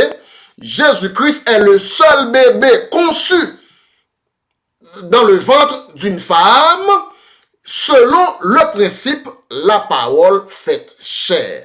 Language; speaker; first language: French; non-native, local second language; Haitian Creole